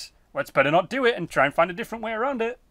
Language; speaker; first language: English; native; English